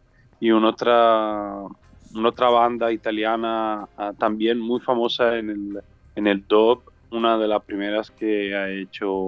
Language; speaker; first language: Spanish; non-native, learner; Italian